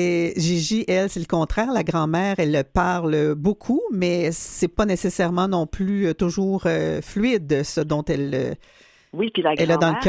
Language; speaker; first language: French; native; French